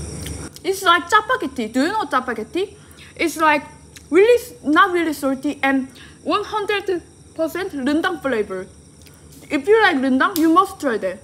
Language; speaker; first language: English; non-native, learner; Korean